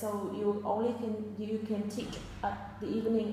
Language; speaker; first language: English; non-native, fluent; Vietnamese